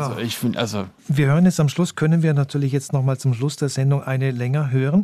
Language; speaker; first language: German; native; German